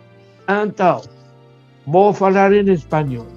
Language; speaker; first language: Portuguese; non-native, fluent; Spanish